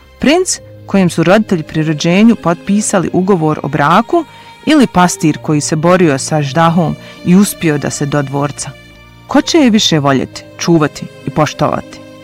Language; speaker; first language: Bosnian; native; Bosnian